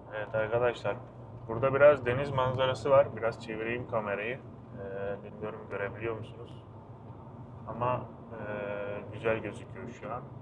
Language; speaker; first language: Turkish; native; Turkish